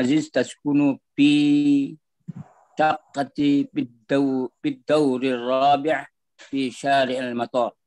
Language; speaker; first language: Arabic; non-native, learner; Indonesian